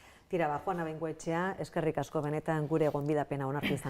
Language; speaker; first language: Basque; native; Basque